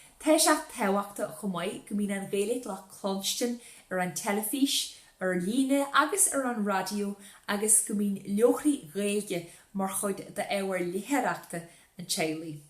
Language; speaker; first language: Irish; native; Irish